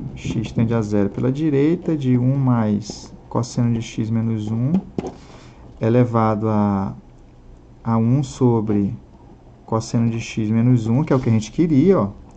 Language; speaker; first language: Portuguese; native; Portuguese